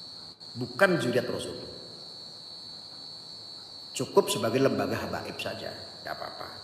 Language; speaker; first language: Indonesian; non-native, local second language; Javanese